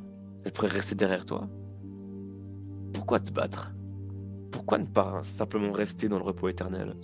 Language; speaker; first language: French; native; French